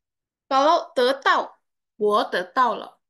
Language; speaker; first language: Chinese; non-native, fluent; Indonesian